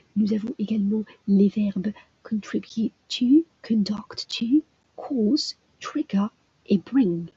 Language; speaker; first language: French; native; French